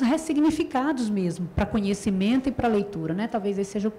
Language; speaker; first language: Portuguese; native; Portuguese